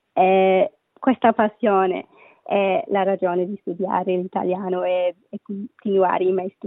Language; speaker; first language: Italian; non-native, fluent; Sinhala